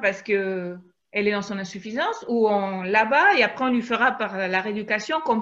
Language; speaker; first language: French; native; French